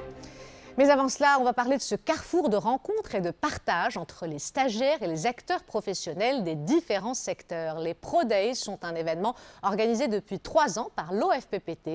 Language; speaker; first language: French; non-native, local second language; Arabic